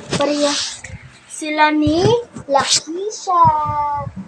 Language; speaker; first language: Filipino; non-native, local second language; Waray